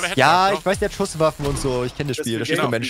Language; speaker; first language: German; native; German